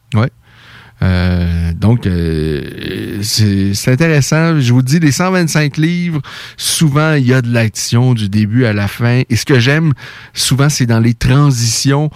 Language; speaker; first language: French; native; French